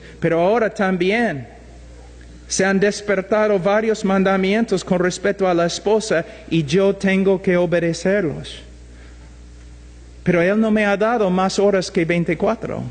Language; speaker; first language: Spanish; non-native, fluent; English